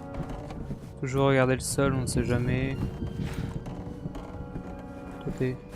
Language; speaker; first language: French; native; French